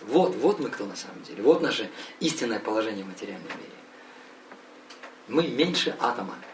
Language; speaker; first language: Russian; native; Russian